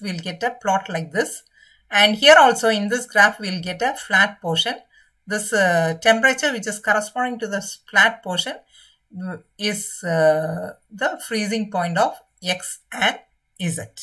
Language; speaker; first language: English; non-native, local second language; Tamil